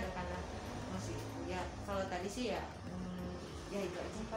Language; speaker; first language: Indonesian; non-native, local second language; Sundanese